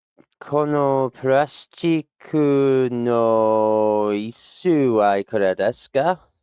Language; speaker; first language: Japanese; non-native, learner; English